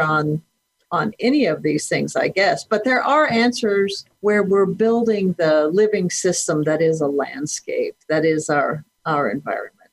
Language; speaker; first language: English; native; English